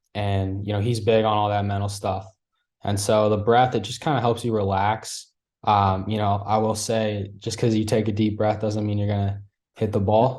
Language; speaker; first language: English; native; English